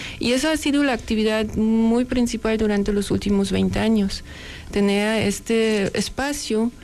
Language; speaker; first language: Spanish; non-native, fluent; German